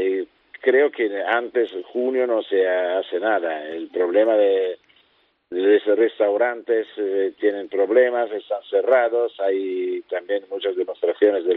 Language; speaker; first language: Spanish; non-native, fluent; Italian